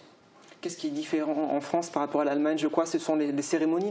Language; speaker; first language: French; native; French